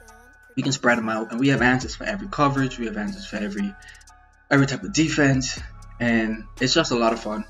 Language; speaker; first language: English; native; English